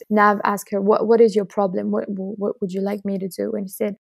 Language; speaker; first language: English; non-native, fluent; French